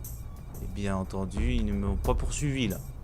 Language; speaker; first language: French; native; French